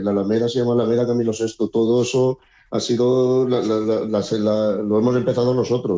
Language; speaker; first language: Spanish; native; Spanish